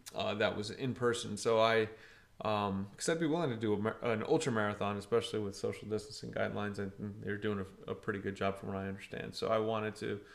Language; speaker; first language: English; early bilingual, other home language; Portuguese